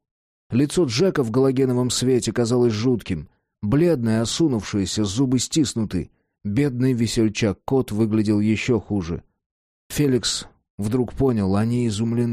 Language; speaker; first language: Russian; native; Russian